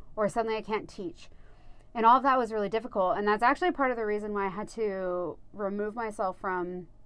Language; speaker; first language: English; native; English